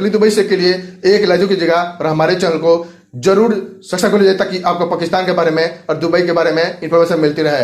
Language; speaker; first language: Hindi; native; Hindi